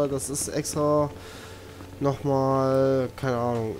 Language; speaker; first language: German; native; German